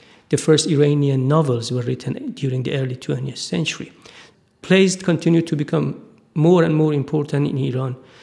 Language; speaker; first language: English; non-native, fluent; Persian